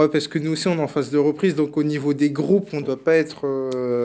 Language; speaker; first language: French; native; French